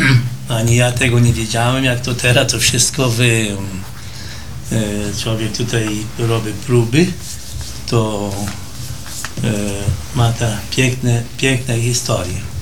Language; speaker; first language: Polish; early bilingual, heritage; Polish